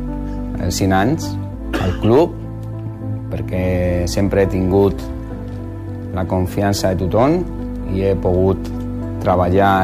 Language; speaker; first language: Catalan; non-native, local second language; Spanish